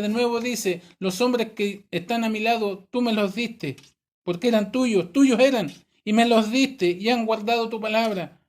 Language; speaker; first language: Spanish; native; Spanish